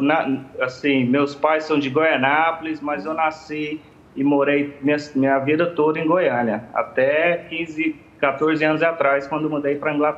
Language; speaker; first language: Portuguese; native; Portuguese